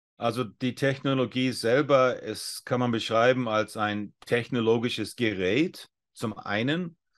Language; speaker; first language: German; non-native, fluent; English